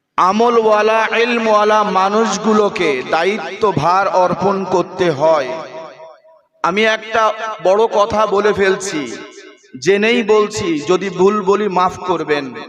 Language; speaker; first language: Bangla; native; Bangla